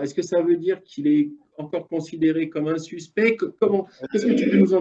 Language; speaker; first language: French; native; French